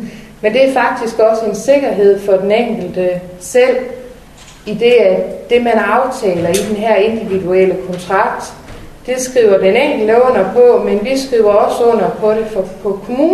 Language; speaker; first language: Danish; native; Danish